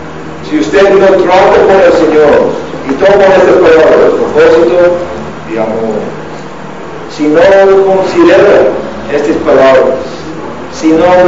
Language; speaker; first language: Spanish; non-native, learner; English